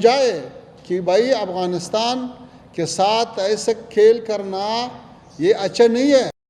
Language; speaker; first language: Hindi; non-native, fluent; Pashto